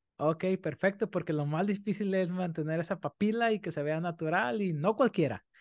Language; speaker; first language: Spanish; native; Spanish